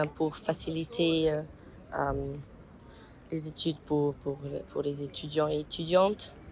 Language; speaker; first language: French; non-native, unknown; German